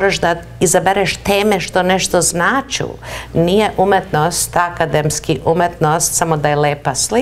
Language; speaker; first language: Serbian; early bilingual, heritage; Serbian